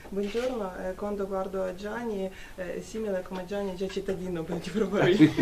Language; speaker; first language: Italian; non-native, learner; Ukrainian